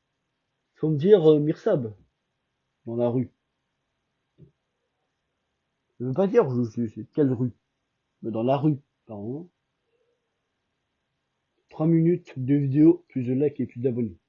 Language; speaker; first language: French; non-native, fluent; Albanian